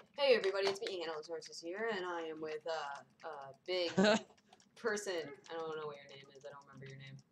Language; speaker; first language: English; native; English